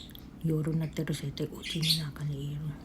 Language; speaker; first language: Japanese; non-native, learner; Filipino